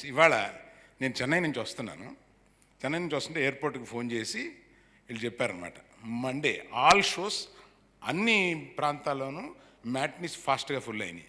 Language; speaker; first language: Telugu; native; Telugu